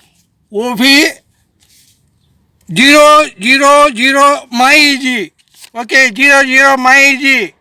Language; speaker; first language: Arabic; non-native, learner; Tamil